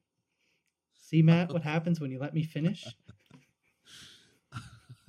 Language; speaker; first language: English; native; English